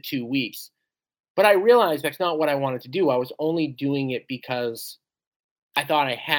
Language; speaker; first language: English; native; English